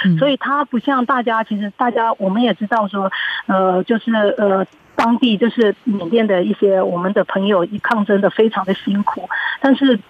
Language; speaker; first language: Chinese; early bilingual, heritage; Chinese